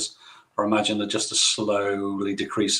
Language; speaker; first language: English; native; English